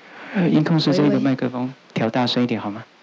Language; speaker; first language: Chinese; native; Chinese